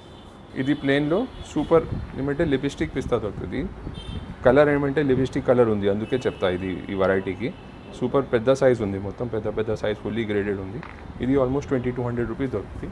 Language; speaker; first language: Telugu; non-native, local second language; Hindi